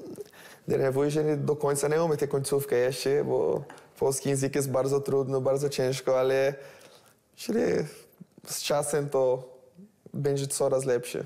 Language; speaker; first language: Polish; non-native, learner; Portuguese